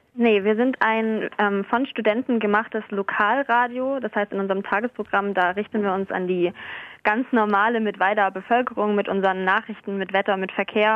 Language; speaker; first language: German; native; German